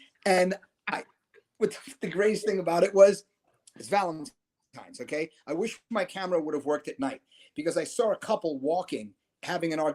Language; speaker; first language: English; native; English